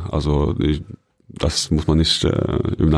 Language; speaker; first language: German; non-native, fluent; Norwegian